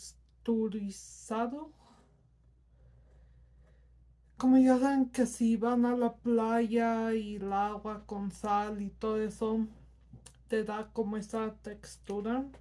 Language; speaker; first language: Spanish; early bilingual, heritage; Spanish